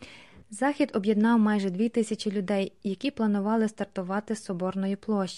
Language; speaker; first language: Ukrainian; native; Ukrainian